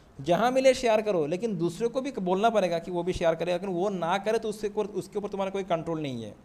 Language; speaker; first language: Hindi; non-native, local second language; Assamese